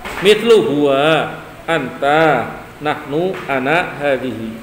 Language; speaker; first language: Arabic; non-native, fluent; Indonesian